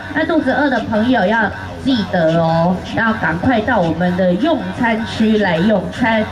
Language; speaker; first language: Chinese; native; Chinese